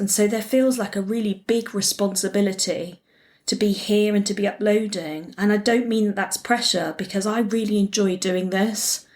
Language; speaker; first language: English; native; English